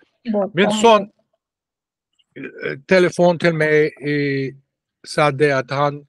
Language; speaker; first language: Swedish; non-native, learner; Russian